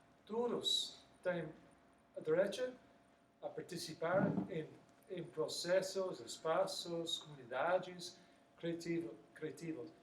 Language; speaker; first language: Portuguese; non-native, learner; English